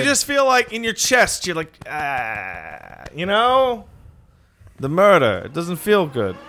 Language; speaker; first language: English; native; English